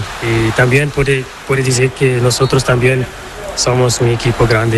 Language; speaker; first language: Spanish; non-native, learner; Portuguese